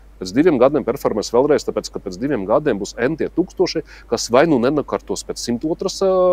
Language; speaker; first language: Latvian; non-native, local second language; Russian